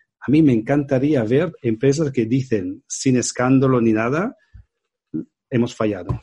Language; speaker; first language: Spanish; non-native, fluent; Italian